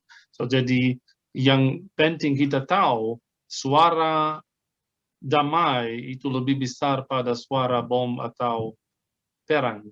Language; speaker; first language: Indonesian; non-native, fluent; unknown